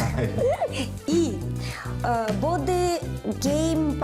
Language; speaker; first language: Korean; non-native, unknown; Ukrainian